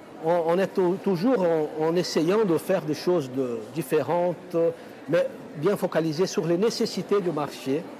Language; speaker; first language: French; non-native, fluent; Portuguese